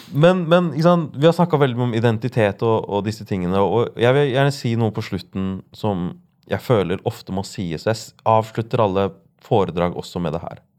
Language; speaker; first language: Norwegian; native; Norwegian